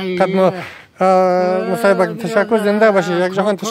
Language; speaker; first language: Persian; native; Persian